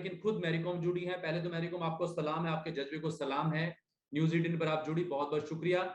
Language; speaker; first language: Hindi; native; Hindi